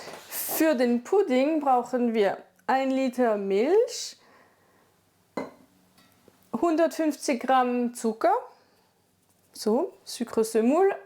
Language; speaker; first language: German; non-native, fluent; French